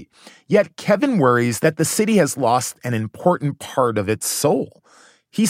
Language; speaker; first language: English; native; English